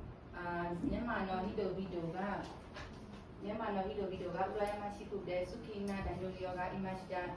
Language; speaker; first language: Japanese; non-native, learner; Burmese